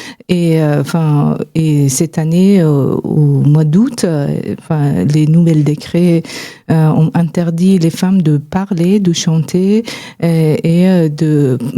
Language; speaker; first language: French; non-native, fluent; Persian